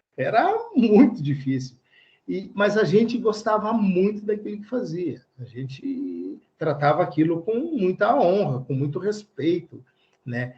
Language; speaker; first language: Portuguese; native; Portuguese